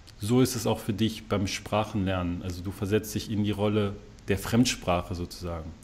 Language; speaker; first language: German; native; German